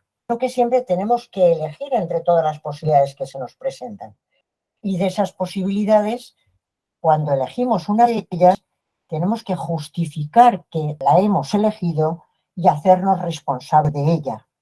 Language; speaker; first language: Spanish; native; Spanish